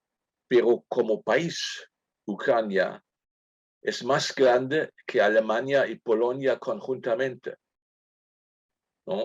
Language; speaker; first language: Spanish; non-native, fluent; German